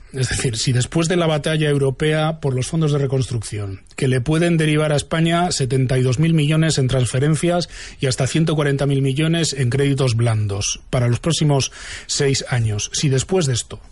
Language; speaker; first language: Spanish; native; Spanish